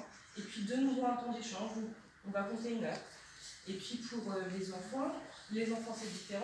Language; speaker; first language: French; native; French